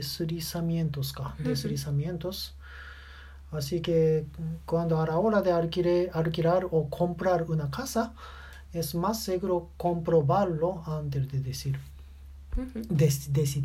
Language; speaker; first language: Spanish; non-native, learner; Japanese